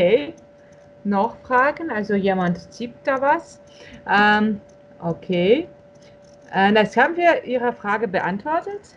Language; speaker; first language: German; non-native, fluent; Russian